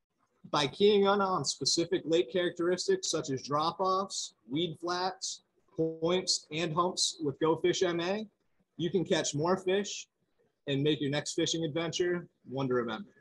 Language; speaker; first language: English; native; English